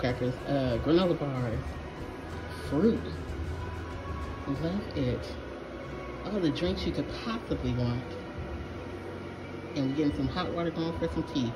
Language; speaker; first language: English; native; English